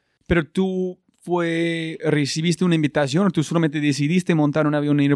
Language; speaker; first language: Spanish; non-native, fluent; English